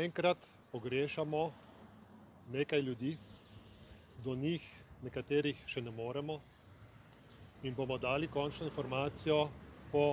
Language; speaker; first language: Slovenian; native; Slovenian